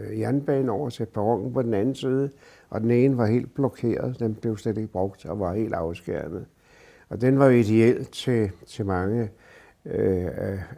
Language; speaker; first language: Danish; native; Danish